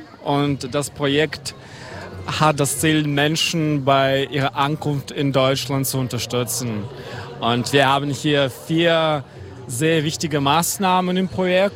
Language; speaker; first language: German; non-native, fluent; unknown